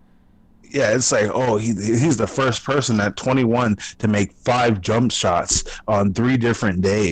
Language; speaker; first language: English; native; English